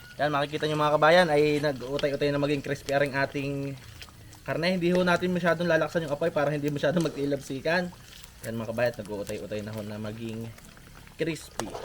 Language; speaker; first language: Filipino; native; Filipino